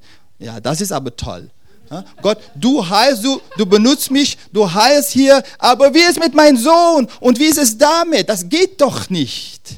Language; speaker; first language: German; non-native, fluent; Dutch